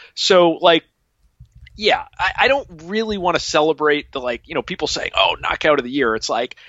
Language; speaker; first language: English; native; English